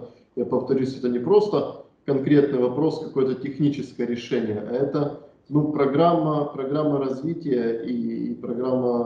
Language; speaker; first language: Russian; native; Russian